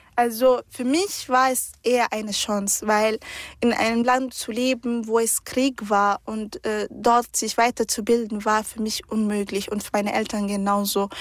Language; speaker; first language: German; early bilingual, other home language; Arabic